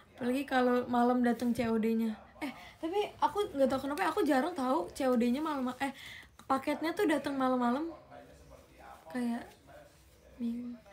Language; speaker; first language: Indonesian; native; Indonesian